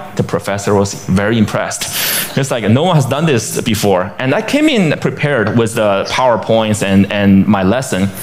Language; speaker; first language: English; non-native, fluent; Chinese